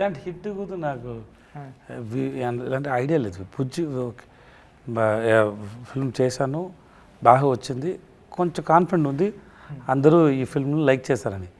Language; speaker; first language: Telugu; non-native, learner; Tamil